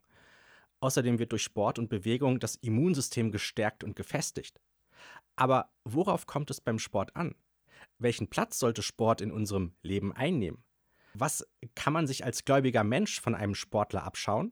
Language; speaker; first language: German; native; German